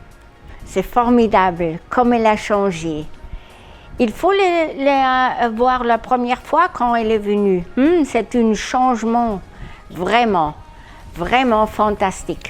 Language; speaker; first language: French; non-native, learner; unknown